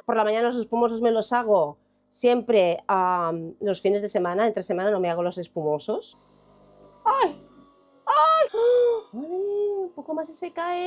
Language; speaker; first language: Spanish; native; Spanish